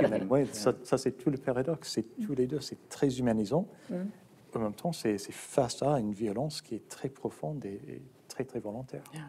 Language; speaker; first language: French; non-native, fluent; English